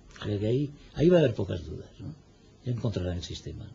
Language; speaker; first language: Spanish; native; Spanish